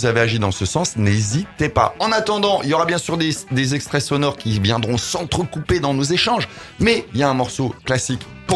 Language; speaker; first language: French; native; French